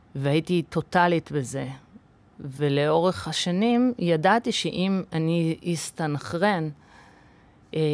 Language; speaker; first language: Hebrew; early bilingual, other home language; English